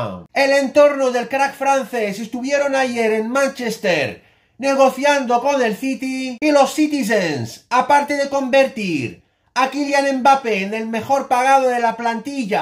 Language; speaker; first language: Spanish; native; Spanish